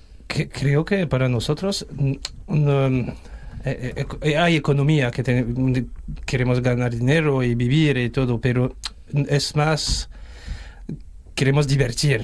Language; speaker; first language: Spanish; non-native, fluent; French